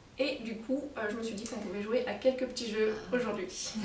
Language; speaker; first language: French; native; French